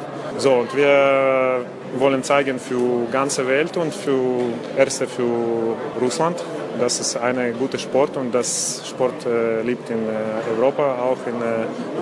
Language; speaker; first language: German; non-native, learner; Russian